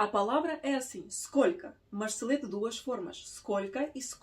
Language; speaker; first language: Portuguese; non-native, fluent; Russian